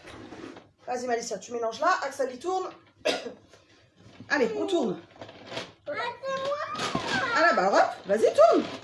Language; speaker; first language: French; native; French